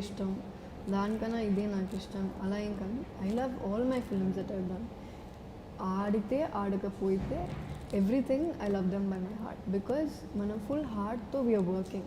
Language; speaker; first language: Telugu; non-native, fluent; Malayalam